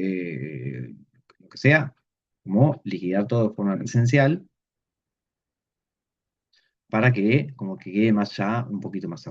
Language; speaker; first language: Spanish; native; Spanish